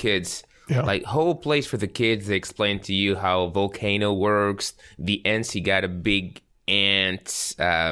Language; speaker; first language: English; non-native, fluent; French